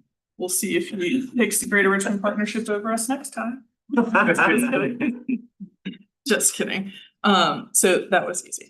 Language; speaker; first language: English; native; English